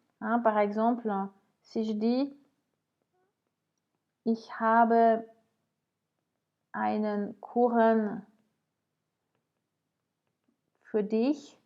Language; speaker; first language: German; non-native, fluent; French